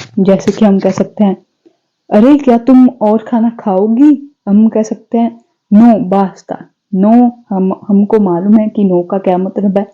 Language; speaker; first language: Hindi; non-native, local second language; Punjabi